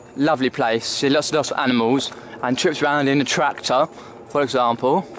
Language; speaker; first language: English; native; English